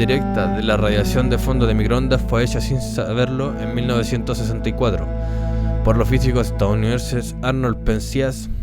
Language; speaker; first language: Spanish; native; Spanish